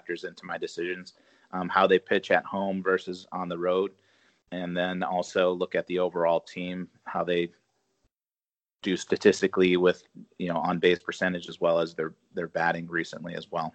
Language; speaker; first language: English; native; English